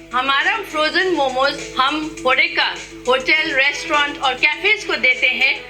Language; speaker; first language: Hindi; non-native, local second language; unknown